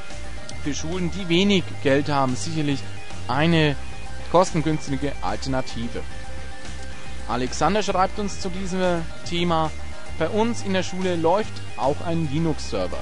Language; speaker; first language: German; native; German